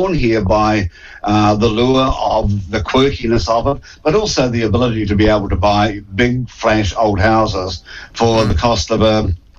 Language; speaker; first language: English; native; English